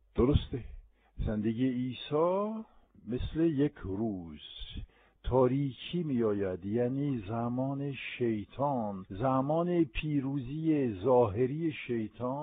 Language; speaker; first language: Persian; non-native, fluent; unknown